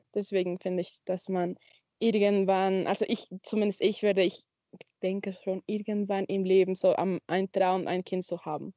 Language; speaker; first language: German; non-native, learner; Spanish